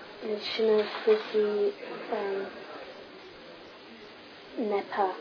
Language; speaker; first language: French; non-native, learner; English